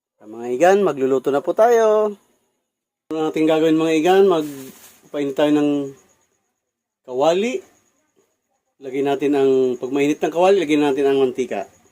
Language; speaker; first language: Filipino; non-native, local second language; Bikol